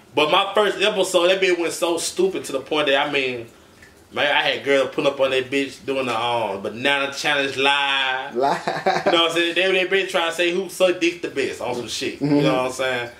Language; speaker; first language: English; native; English